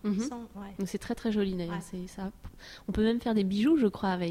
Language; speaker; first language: French; native; French